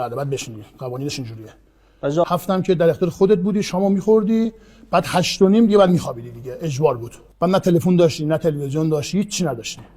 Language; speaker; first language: Persian; native; Persian